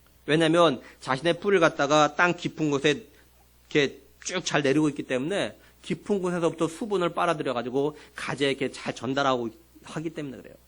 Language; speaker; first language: Korean; native; Korean